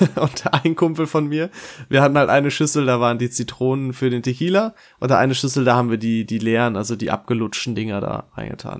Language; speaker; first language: German; native; German